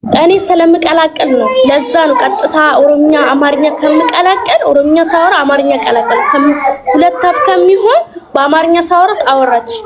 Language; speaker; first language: Amharic; native; Amharic